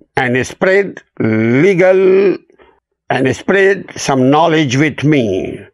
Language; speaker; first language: English; non-native, local second language; Urdu